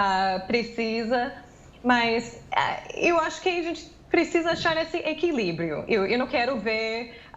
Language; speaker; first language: Portuguese; non-native, fluent; English